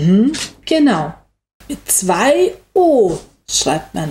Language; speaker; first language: German; native; German